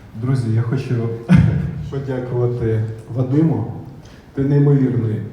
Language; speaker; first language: Ukrainian; non-native, local second language; Russian